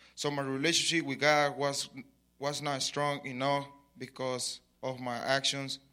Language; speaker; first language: English; non-native, learner; Spanish